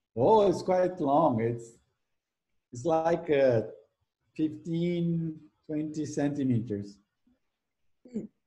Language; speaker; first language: English; non-native, fluent; Portuguese